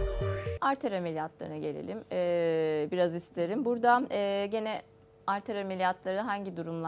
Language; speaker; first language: Turkish; native; Turkish